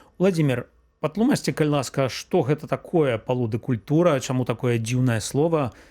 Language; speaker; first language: Belarusian; native; Belarusian